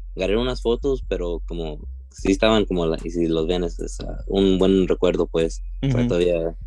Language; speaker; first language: Spanish; early bilingual, heritage; Spanish